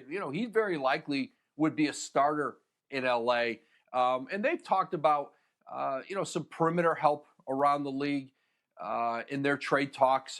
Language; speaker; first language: English; native; English